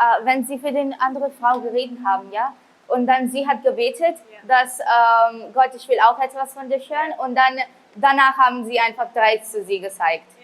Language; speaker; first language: German; early bilingual, heritage; Urdu